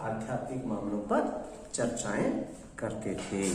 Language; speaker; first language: Hindi; non-native, local second language; Kannada